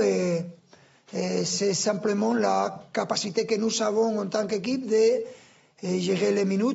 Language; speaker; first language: French; non-native, fluent; Spanish